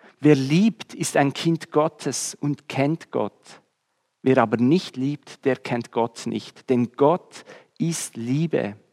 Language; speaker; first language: German; native; German